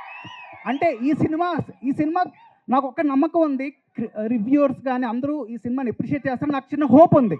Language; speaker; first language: Telugu; native; Telugu